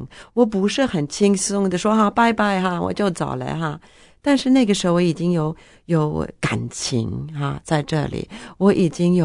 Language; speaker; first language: Chinese; non-native, fluent; Norwegian